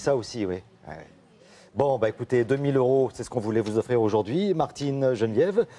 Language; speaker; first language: French; native; French